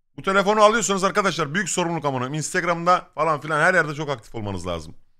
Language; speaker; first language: Turkish; native; Turkish